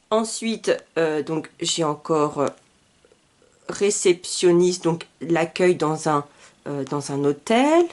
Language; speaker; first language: French; native; French